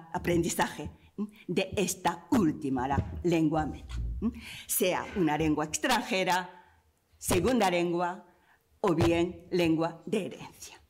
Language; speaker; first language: Spanish; non-native, fluent; Japanese